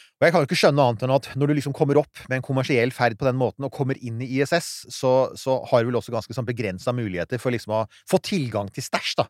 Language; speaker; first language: Norwegian; early bilingual, other home language; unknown